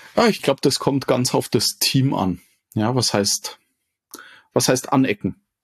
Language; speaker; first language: German; native; German